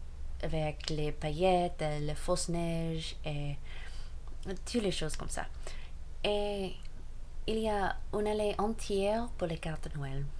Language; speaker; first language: French; non-native, learner; English